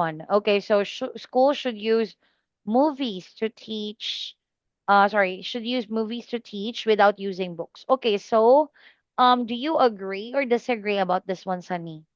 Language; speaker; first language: English; non-native, fluent; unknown